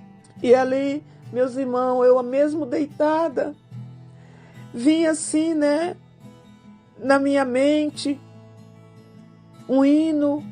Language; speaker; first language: Portuguese; native; Portuguese